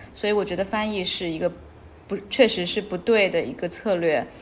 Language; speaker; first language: Chinese; native; Chinese